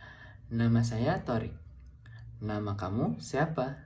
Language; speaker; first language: Indonesian; non-native, fluent; Arabic